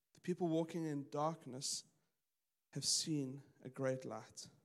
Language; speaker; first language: English; native; English